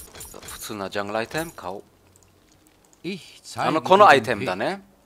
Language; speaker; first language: Japanese; non-native, learner; German